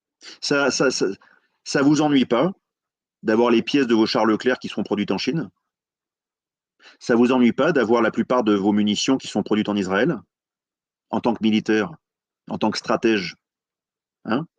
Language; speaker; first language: French; native; French